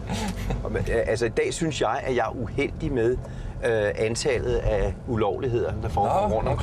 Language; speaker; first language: Danish; native; Danish